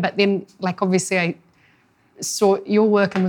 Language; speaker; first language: English; native; English